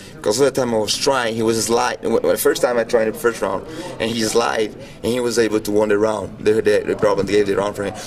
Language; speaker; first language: English; non-native, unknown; Portuguese